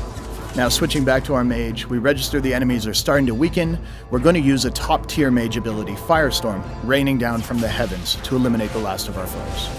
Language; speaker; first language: English; native; English